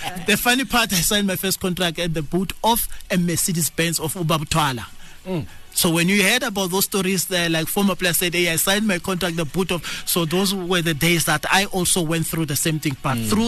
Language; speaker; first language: English; non-native, local second language; Tsonga